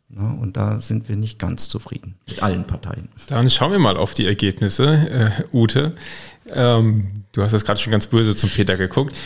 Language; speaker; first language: German; native; German